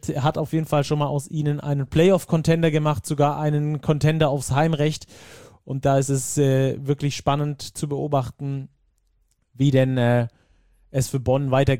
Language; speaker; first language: German; native; German